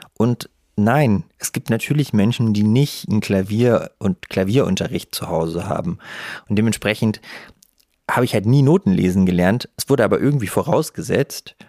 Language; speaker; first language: German; early bilingual, other home language; Russian